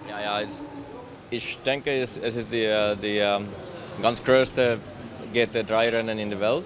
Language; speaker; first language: German; non-native, fluent; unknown